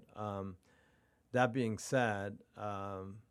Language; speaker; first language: English; non-native, fluent; Norwegian